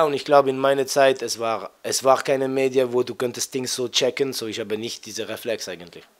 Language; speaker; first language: German; non-native, fluent; French